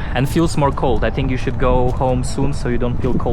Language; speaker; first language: English; non-native, fluent; Russian